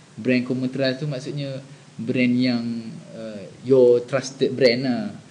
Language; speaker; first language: Malay; native; Malay